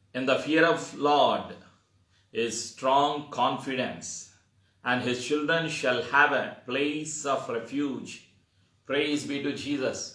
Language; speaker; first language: English; non-native, local second language; Telugu